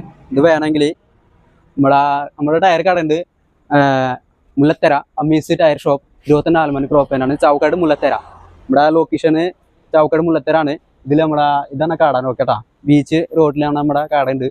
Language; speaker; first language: Malayalam; non-native, local second language; Hindi